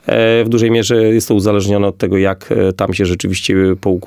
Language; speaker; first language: Polish; native; Polish